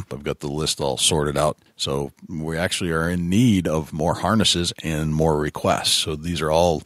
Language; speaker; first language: English; native; English